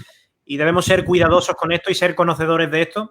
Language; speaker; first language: Spanish; native; Spanish